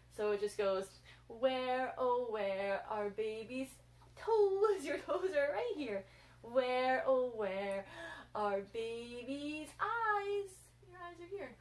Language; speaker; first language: English; native; English